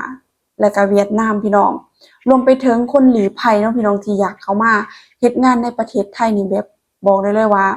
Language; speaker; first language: Thai; non-native, local second language; Lao